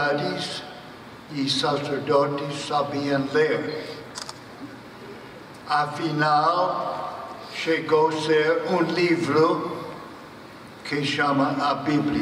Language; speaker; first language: Portuguese; non-native, fluent; English